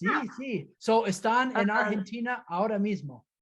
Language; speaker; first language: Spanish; non-native, fluent; English